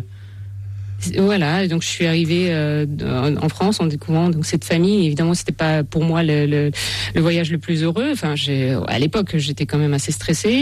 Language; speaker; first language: French; non-native, fluent; Russian